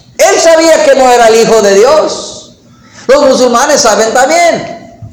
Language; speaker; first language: Spanish; non-native, fluent; English